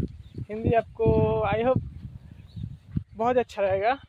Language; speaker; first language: Hindi; non-native, fluent; Bangla